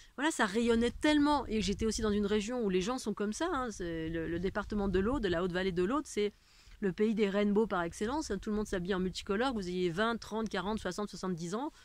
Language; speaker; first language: French; native; French